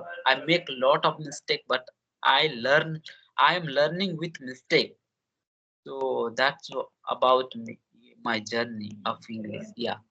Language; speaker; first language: English; non-native, learner; Hindi